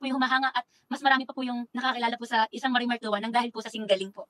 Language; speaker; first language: Filipino; non-native, local second language; Pampanga